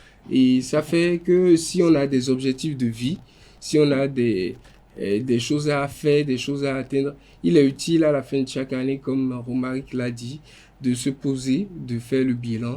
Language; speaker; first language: French; non-native, local second language; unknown